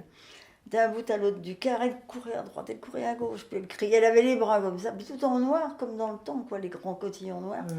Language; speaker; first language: French; native; French